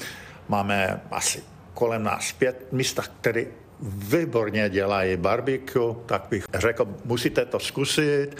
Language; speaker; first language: Czech; early bilingual, heritage; Czech